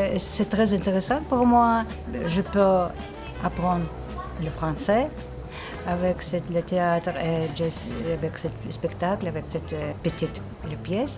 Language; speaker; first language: French; non-native, learner; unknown